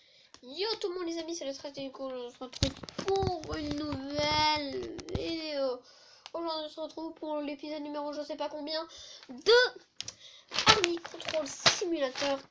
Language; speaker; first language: French; native; French